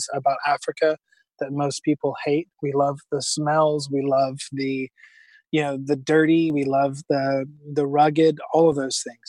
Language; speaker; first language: English; native; English